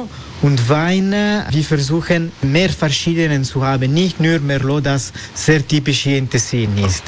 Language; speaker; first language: German; non-native, learner; Italian